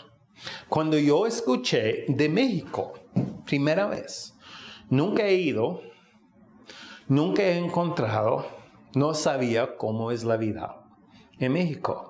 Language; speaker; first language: Spanish; non-native, fluent; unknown